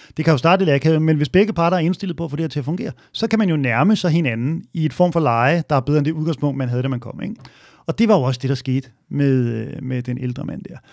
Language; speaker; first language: Danish; native; Danish